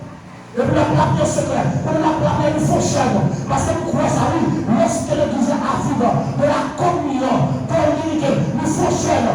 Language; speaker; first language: French; non-native, local second language; Haitian Creole